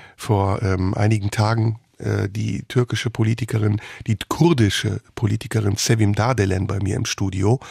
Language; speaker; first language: German; early bilingual, other home language; Turkish